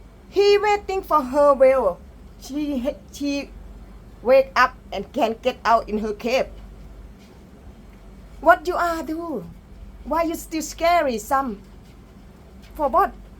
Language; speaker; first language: English; non-native, learner; Thai